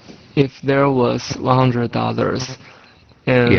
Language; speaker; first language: English; non-native, learner; Chinese